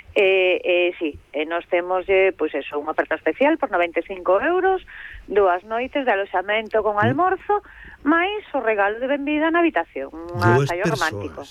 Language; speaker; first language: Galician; native; Galician